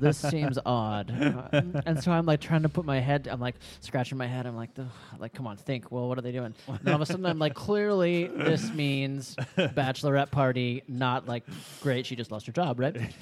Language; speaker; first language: English; native; English